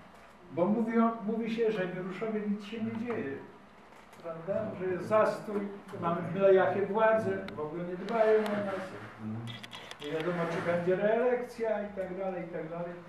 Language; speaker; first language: Polish; native; Polish